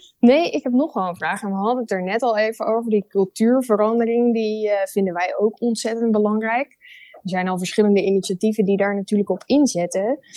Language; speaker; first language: Dutch; native; Dutch